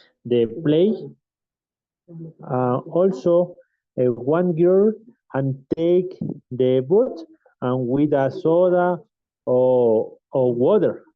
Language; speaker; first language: English; non-native, learner; Spanish